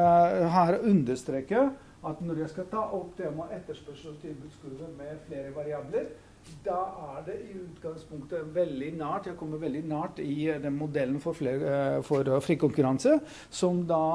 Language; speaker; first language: Norwegian; non-native, fluent; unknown